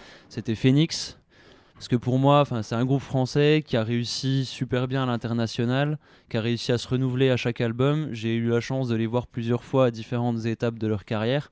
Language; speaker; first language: French; native; French